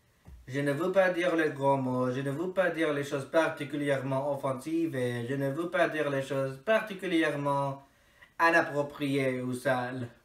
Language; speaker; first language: French; non-native, fluent; English